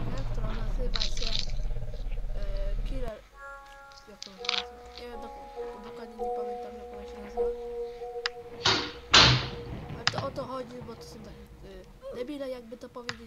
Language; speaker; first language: Polish; native; Polish